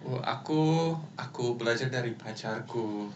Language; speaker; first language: Indonesian; non-native, fluent; English